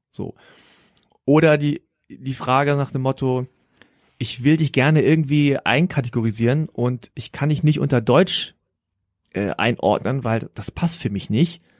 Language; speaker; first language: German; early bilingual, other home language; Korean